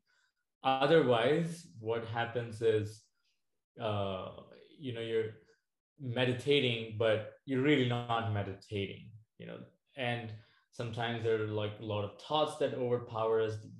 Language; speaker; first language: English; non-native, local second language; Hindi